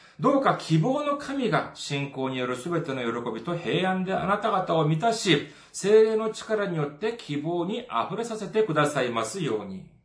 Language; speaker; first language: Japanese; non-native, fluent; Korean